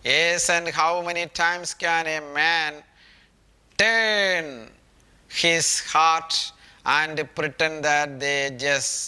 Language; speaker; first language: English; non-native, local second language; Malayalam